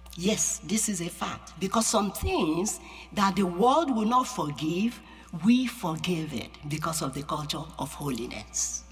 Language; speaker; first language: English; non-native, local second language; Yoruba